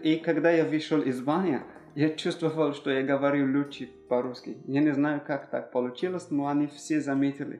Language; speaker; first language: Russian; non-native, learner; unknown